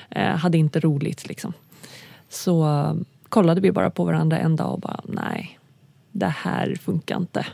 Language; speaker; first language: Swedish; native; Swedish